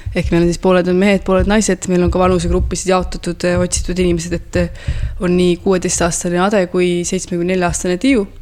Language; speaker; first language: Estonian; early bilingual, heritage; Estonian